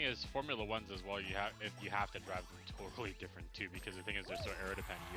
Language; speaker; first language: English; native; English